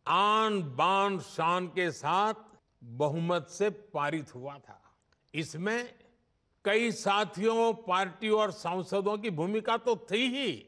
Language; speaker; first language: Hindi; non-native, local second language; Gujarati